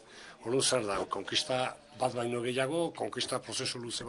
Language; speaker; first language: Basque; native; Basque